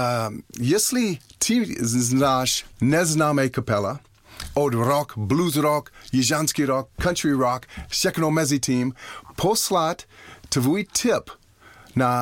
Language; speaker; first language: Czech; non-native, learner; English